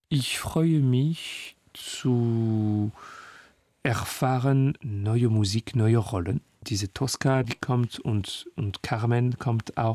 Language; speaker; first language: German; non-native, learner; French